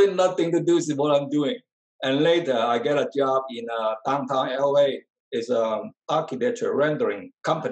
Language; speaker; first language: English; non-native, fluent; Chinese